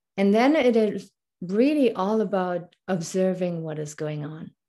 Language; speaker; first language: English; non-native, fluent; German